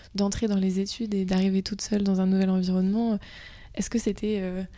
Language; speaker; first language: French; native; French